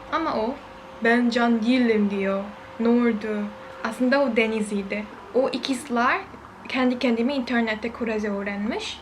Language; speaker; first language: Turkish; non-native, learner; Korean